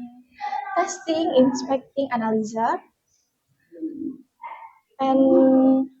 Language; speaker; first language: English; non-native, learner; Indonesian